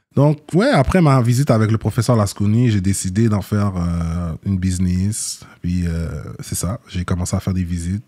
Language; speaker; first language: French; early bilingual, other home language; Haitian Creole